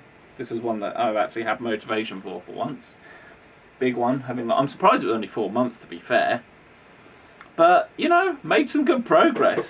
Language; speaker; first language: English; native; English